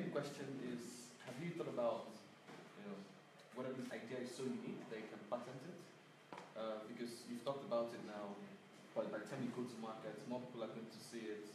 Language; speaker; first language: English; non-native, fluent; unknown